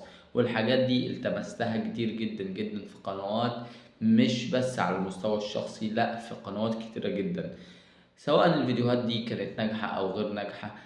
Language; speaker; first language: Arabic; native; Arabic